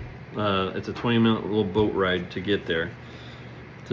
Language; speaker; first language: English; native; English